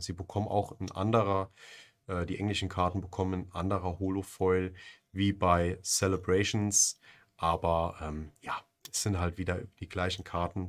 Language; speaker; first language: German; native; German